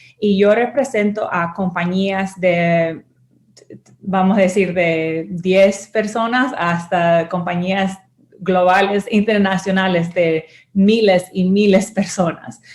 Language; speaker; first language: Spanish; early bilingual, heritage; Spanish